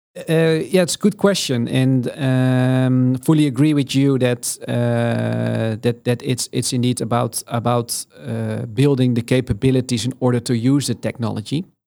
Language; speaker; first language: English; non-native, fluent; Dutch